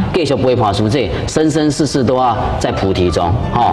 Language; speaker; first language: Chinese; native; Chinese